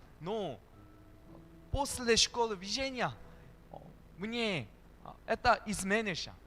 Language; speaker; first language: Russian; non-native, learner; Korean